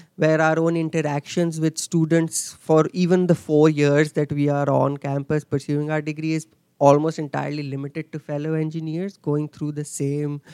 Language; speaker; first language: English; non-native, local second language; Hindi